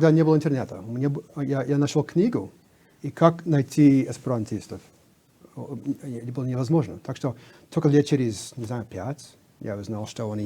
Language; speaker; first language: Russian; non-native, fluent; English